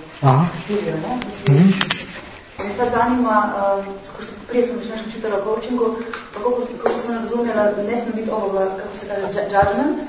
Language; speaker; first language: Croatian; non-native, learner; Slovenian